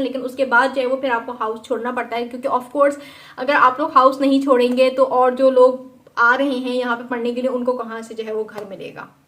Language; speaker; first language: Urdu; native; Urdu